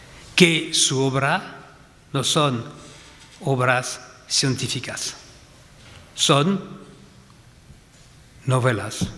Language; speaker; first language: Spanish; non-native, fluent; French